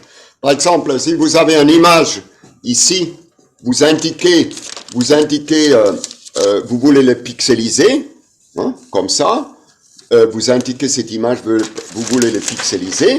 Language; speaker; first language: French; non-native, fluent; German